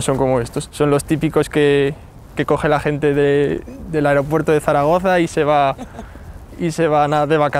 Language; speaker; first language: Spanish; native; Spanish